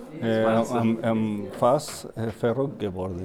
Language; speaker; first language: German; non-native, learner; Spanish